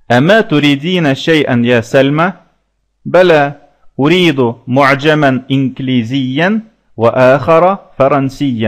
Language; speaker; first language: Arabic; non-native, fluent; Russian